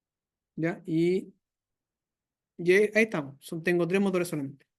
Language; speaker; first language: Spanish; native; Spanish